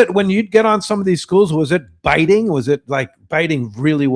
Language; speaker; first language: English; native; English